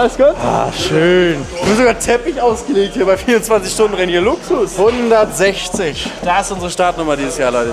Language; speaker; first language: German; native; German